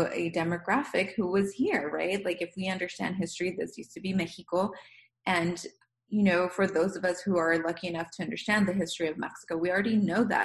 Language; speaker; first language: English; non-native, fluent; Spanish